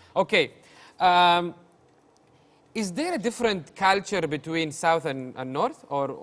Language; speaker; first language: English; non-native, learner; Arabic